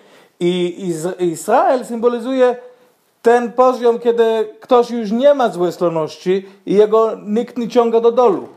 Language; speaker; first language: Polish; non-native, fluent; Hebrew